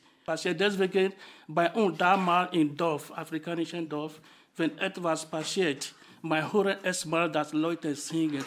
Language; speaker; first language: German; non-native, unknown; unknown